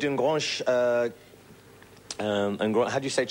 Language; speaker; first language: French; non-native, learner; English